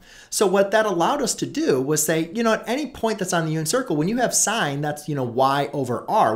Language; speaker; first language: English; native; English